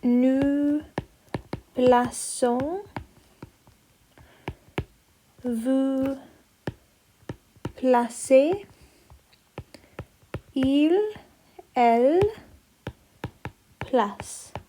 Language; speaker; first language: French; non-native, fluent; English